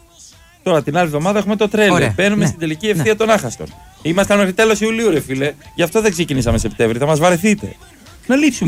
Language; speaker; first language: Greek; native; Greek